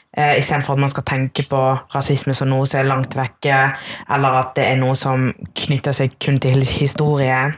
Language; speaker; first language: Norwegian; early bilingual, other home language; Tamil